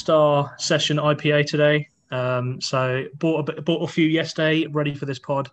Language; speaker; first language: English; native; English